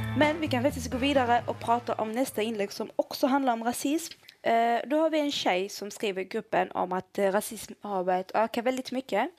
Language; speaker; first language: Swedish; early bilingual, other home language; Arabic